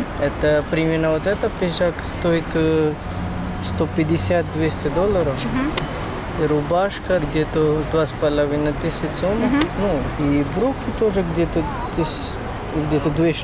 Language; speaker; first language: Russian; non-native, learner; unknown